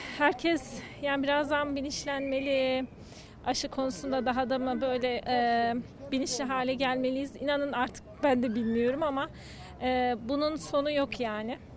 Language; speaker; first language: Turkish; native; Turkish